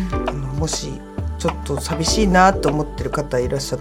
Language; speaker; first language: Japanese; native; Japanese